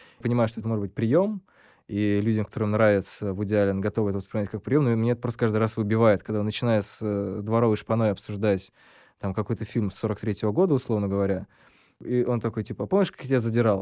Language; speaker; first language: Russian; native; Russian